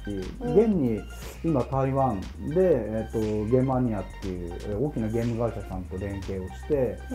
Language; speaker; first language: Japanese; native; Japanese